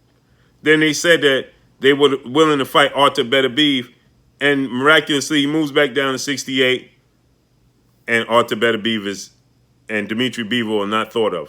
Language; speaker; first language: English; native; English